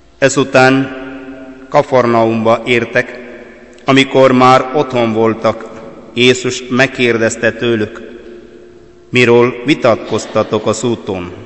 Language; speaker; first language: Hungarian; non-native, fluent; Malayalam